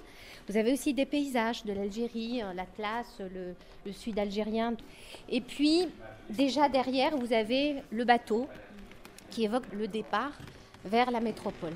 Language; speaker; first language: French; native; French